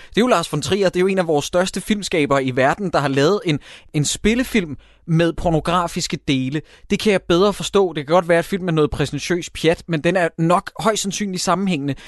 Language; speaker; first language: Danish; native; Danish